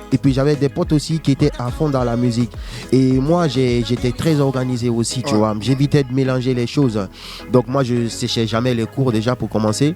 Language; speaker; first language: French; non-native, local second language; Fula